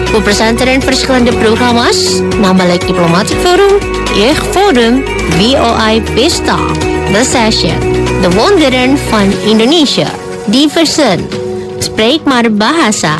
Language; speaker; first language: Dutch; non-native, fluent; Indonesian